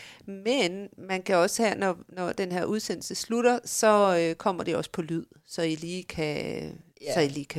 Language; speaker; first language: Danish; native; Danish